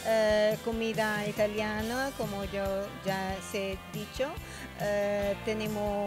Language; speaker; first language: Spanish; non-native, learner; Italian